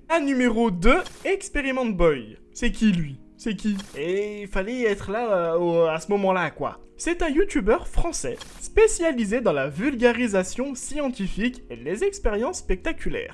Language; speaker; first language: French; native; French